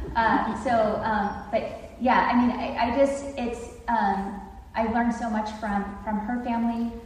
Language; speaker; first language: English; native; English